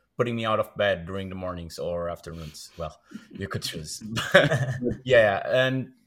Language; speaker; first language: English; non-native, fluent; Portuguese